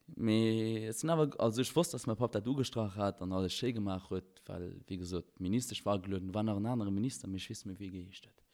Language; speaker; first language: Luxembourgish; early bilingual, other home language; Albanian